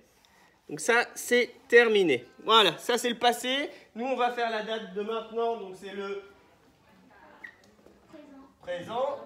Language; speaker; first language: French; native; French